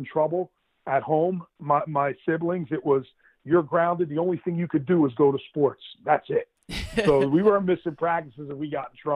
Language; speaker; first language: English; native; English